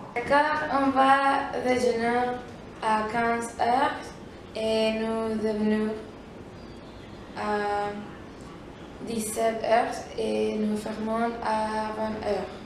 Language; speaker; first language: French; non-native, learner; Spanish